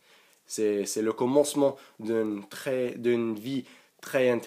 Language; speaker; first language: French; non-native, learner; English